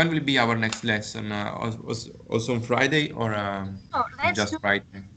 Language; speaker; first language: English; non-native, learner; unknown